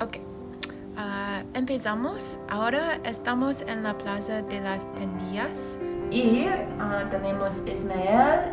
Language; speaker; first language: Spanish; non-native, learner; English